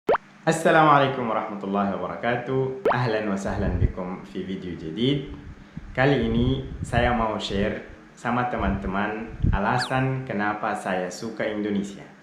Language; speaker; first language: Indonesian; non-native, fluent; Arabic